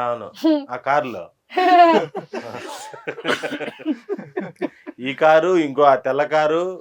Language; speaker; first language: Telugu; native; Telugu